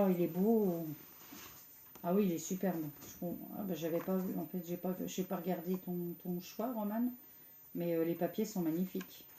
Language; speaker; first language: French; native; French